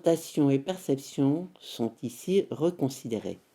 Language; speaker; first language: French; native; French